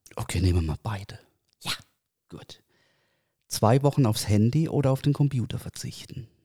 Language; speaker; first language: German; native; German